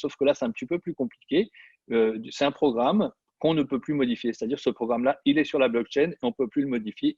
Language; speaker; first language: French; native; French